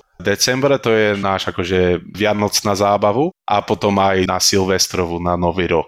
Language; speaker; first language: Slovak; early bilingual, heritage; Slovak